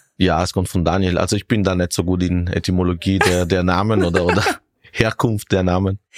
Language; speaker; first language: German; non-native, fluent; Italian